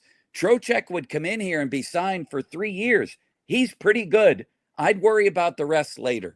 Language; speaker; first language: English; native; English